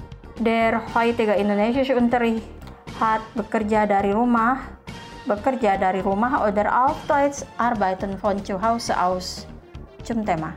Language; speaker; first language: German; non-native, fluent; Indonesian